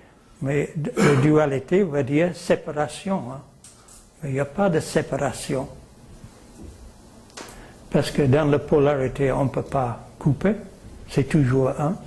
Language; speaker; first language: French; non-native, learner; English